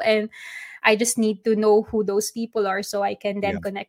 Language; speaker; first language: English; non-native, local second language; Filipino